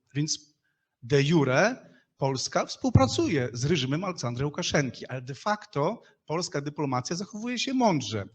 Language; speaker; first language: Polish; native; Polish